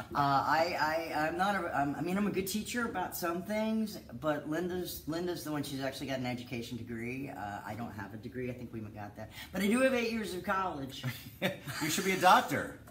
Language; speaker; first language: English; native; English